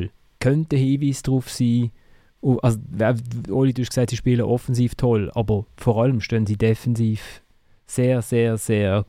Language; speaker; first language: German; native; German